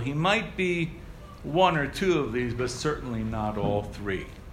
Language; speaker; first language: English; early bilingual, other home language; Ukrainian